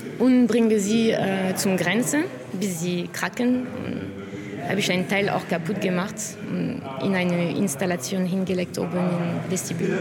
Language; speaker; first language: German; non-native, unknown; French